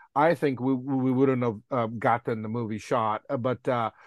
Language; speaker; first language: English; non-native, fluent; Japanese